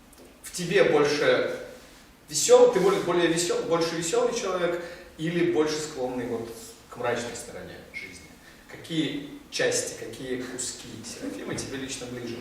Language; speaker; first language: Russian; native; Russian